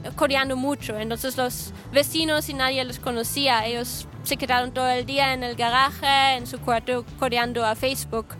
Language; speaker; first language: Spanish; non-native, fluent; German